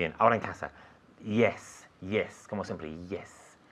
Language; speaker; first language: Spanish; non-native, fluent; English